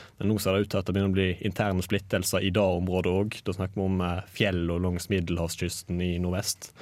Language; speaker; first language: Norwegian; native; Norwegian